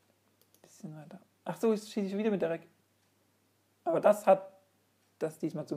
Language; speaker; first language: German; native; German